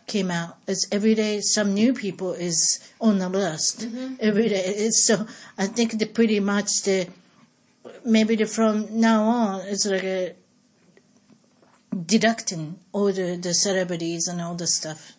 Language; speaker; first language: English; non-native, fluent; Japanese